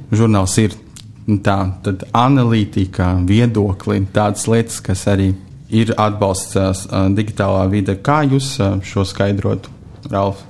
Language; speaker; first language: Latvian; non-native, local second language; Russian